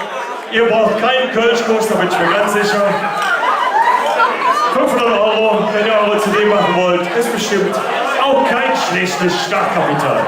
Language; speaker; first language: German; native; German